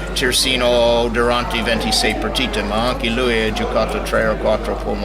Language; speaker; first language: Italian; non-native, learner; English